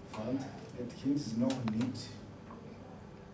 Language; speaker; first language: Dutch; non-native, fluent; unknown